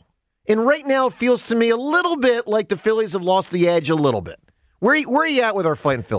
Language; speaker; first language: English; native; English